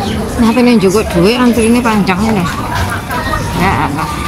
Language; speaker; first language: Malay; non-native, local second language; Javanese